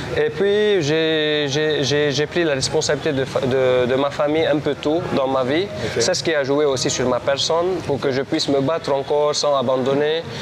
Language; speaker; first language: French; non-native, local second language; Armenian